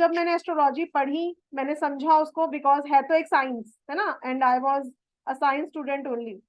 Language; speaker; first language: Hindi; native; Hindi